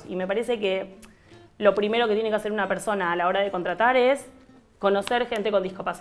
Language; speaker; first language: Spanish; native; Spanish